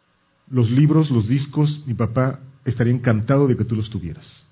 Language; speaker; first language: Spanish; native; Spanish